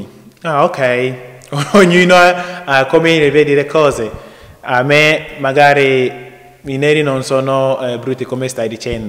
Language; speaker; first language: Italian; non-native, learner; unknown